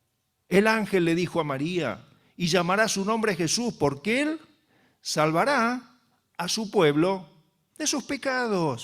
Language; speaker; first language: Spanish; native; Spanish